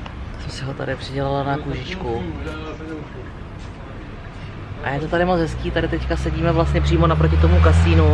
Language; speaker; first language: Czech; native; Czech